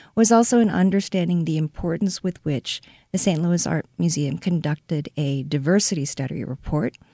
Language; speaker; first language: English; non-native, fluent; Korean